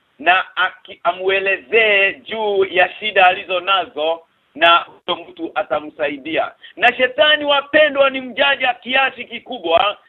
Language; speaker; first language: Swahili; native; Swahili